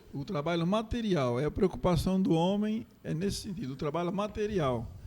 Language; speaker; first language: Portuguese; native; Portuguese